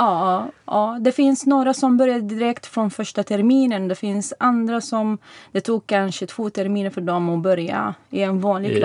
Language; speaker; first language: Swedish; non-native, fluent; Arabic